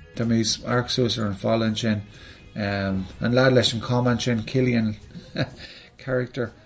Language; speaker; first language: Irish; non-native, local second language; English